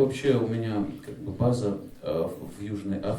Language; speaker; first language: Russian; native; Russian